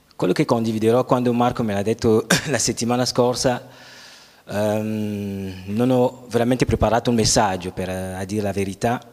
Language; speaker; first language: Italian; non-native, fluent; French